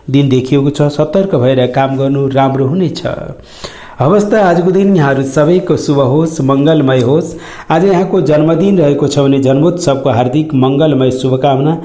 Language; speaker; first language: Nepali; native; Nepali